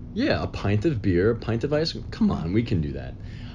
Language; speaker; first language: English; native; English